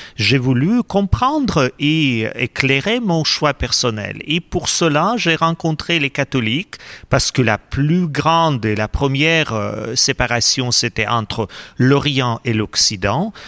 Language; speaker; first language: French; non-native, fluent; Russian